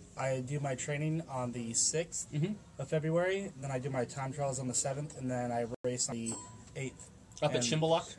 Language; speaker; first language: English; native; English